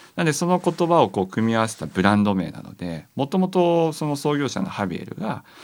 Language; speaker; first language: Japanese; native; Japanese